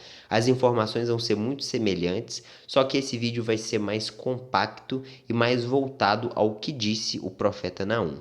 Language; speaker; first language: Portuguese; native; Portuguese